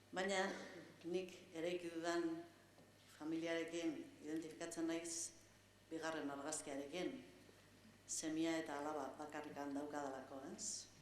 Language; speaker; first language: Basque; non-native, local second language; Spanish